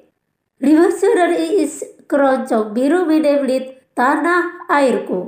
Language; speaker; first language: German; non-native, fluent; Indonesian